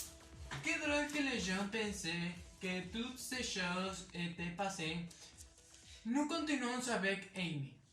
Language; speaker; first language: French; non-native, learner; Spanish